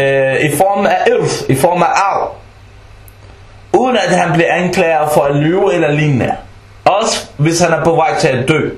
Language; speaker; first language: Danish; early bilingual, other home language; Arabic